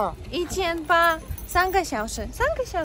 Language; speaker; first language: Chinese; non-native, learner; Russian